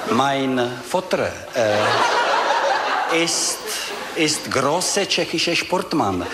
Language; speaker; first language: German; non-native, learner; Czech